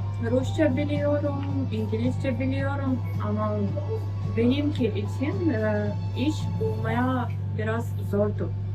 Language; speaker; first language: Turkish; non-native, learner; Ukrainian